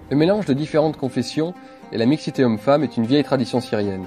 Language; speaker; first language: French; native; French